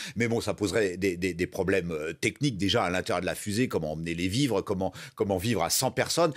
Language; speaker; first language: French; native; French